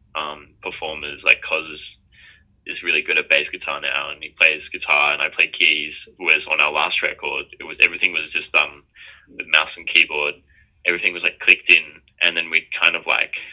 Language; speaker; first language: English; native; English